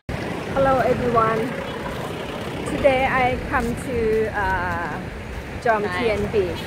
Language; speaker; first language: English; non-native, learner; Thai